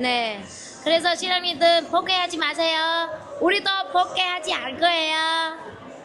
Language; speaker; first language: Korean; non-native, fluent; Vietnamese